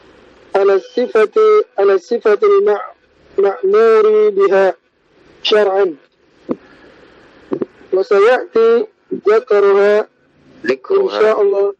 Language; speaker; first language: Arabic; non-native, learner; Indonesian